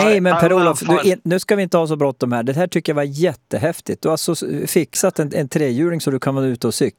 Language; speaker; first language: Swedish; native; Swedish